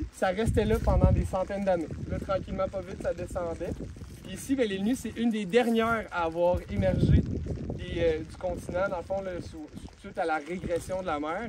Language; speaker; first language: French; native; French